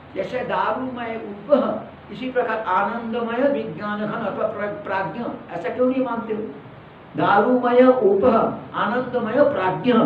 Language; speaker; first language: Hindi; non-native, local second language; Malayalam